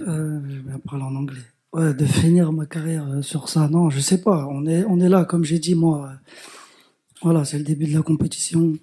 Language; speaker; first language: French; early bilingual, other home language; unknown